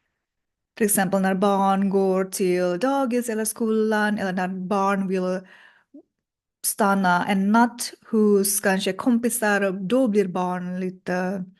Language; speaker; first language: Swedish; non-native, learner; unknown